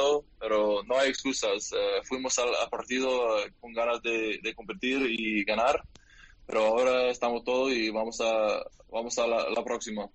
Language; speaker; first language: Spanish; non-native, learner; English